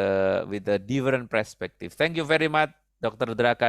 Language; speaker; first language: English; non-native, learner; Indonesian